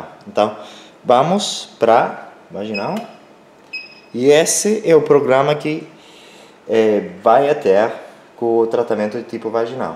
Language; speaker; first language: Portuguese; non-native, learner; Spanish